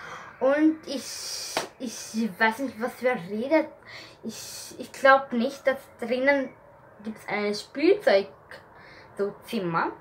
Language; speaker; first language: German; early bilingual, other home language; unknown